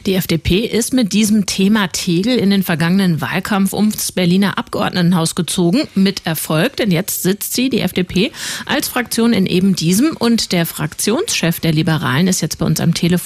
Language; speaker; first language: German; native; German